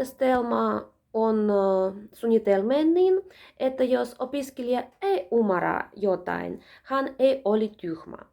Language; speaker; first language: Finnish; non-native, learner; Russian